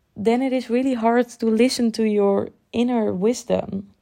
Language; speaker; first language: English; non-native, fluent; Dutch